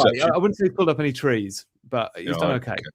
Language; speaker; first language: English; native; English